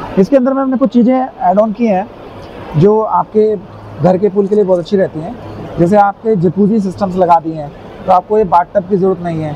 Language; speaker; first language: Hindi; native; Hindi